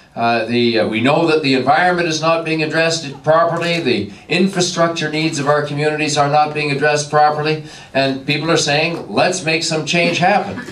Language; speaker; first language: English; native; English